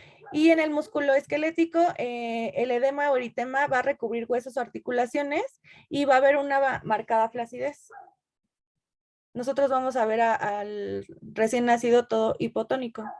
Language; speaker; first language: Spanish; native; Spanish